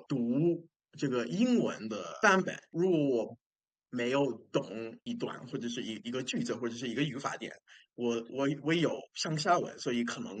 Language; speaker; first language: Chinese; non-native, fluent; English